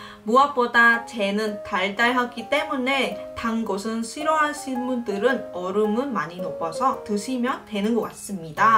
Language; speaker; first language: Korean; non-native, local second language; Vietnamese